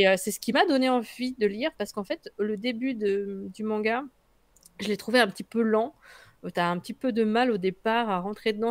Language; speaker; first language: French; native; French